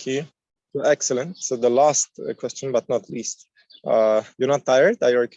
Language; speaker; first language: English; non-native, fluent; Uzbek